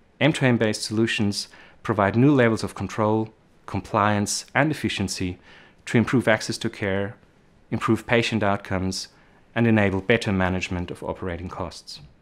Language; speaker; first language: English; non-native, fluent; German